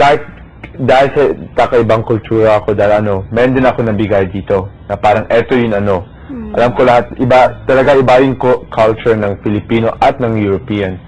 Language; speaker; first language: Filipino; early bilingual, heritage; Filipino